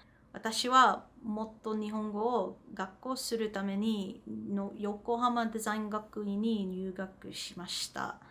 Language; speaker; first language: Japanese; non-native, learner; English